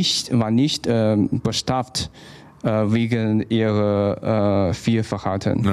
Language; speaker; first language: German; non-native, fluent; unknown